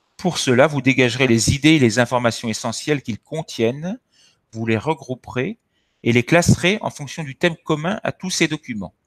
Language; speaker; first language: French; native; French